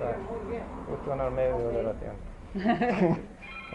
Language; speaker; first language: Spanish; non-native, fluent; English